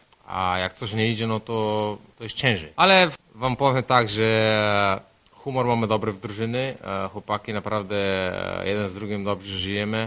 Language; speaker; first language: Polish; non-native, fluent; Slovenian